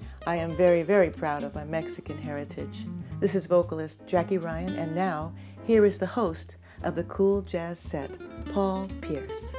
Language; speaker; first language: English; early bilingual, other home language; Spanish